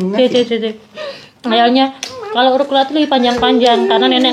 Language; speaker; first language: Indonesian; native; Indonesian